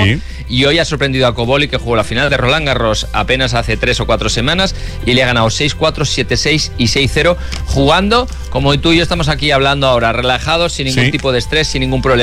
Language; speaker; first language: Spanish; native; Spanish